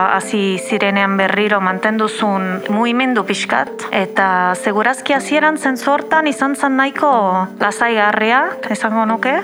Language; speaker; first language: Basque; non-native, fluent; Italian